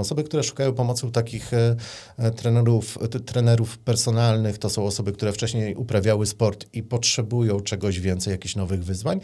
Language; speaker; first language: Polish; native; Polish